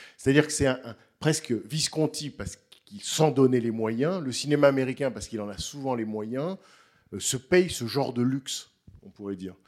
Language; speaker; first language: French; native; French